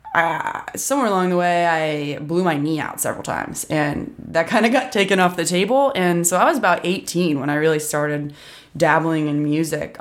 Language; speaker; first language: English; native; English